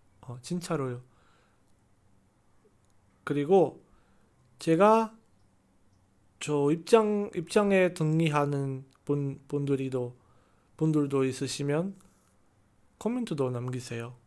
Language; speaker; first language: Korean; non-native, learner; Chinese